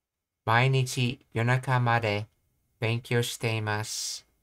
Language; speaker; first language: Japanese; non-native, learner; English